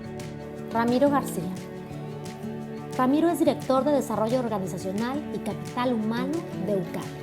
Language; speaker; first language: Spanish; native; Spanish